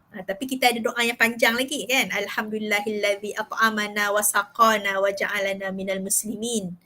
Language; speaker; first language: Malay; native; Malay